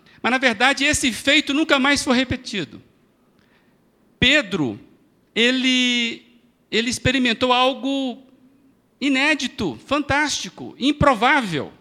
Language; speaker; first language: Portuguese; native; Portuguese